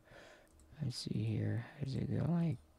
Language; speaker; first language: English; native; English